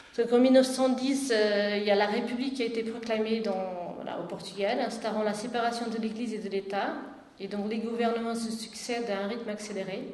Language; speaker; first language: French; non-native, fluent; Portuguese